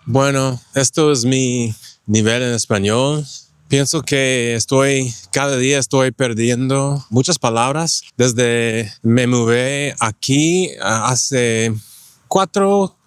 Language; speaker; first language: Spanish; non-native, fluent; English